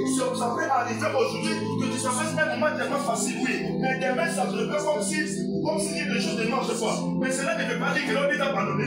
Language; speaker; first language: French; non-native, local second language; Lingala